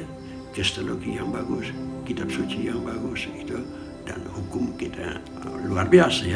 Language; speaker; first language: Indonesian; non-native, fluent; Dutch